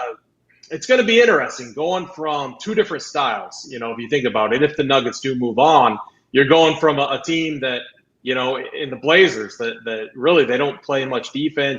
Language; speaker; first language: English; native; English